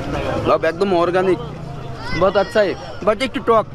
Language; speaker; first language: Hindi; non-native, learner; Bangla